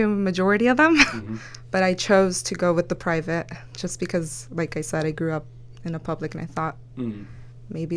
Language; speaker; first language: English; early bilingual, other home language; Spanish